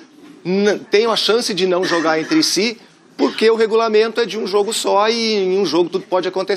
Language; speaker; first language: Portuguese; native; Portuguese